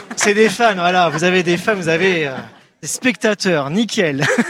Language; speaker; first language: French; native; French